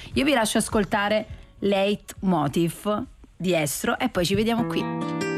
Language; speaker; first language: Italian; native; Italian